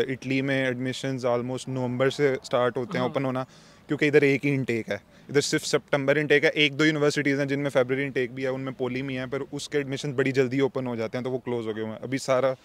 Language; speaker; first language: Urdu; native; Urdu